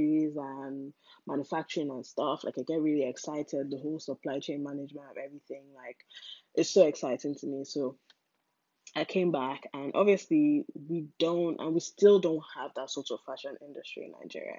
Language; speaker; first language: English; non-native, local second language; Yoruba